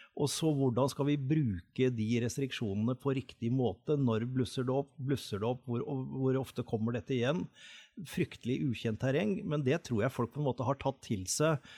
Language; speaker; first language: Norwegian; native; Norwegian